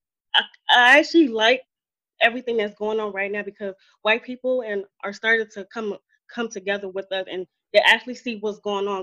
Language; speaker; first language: English; native; English